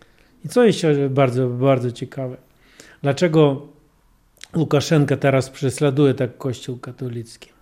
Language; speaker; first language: Polish; non-native, fluent; Russian